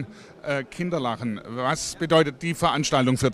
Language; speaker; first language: German; native; German